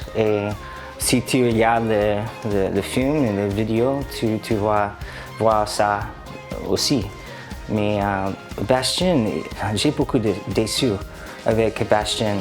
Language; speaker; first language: French; non-native, learner; English